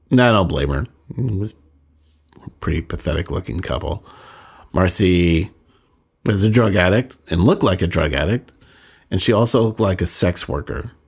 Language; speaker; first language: English; native; English